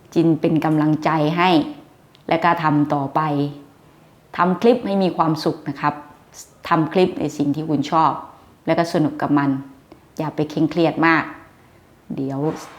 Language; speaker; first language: Thai; native; Thai